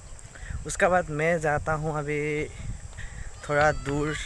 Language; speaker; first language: Hindi; non-native, local second language; Assamese